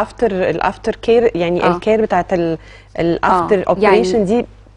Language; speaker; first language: Arabic; native; Arabic